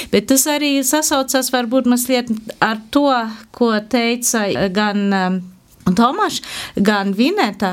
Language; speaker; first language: Latvian; non-native, fluent; German